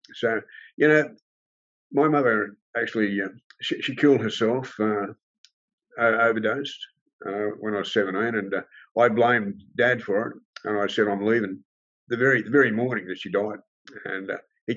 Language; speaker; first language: English; native; English